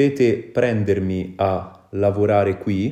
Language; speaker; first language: Italian; non-native, fluent; Wolof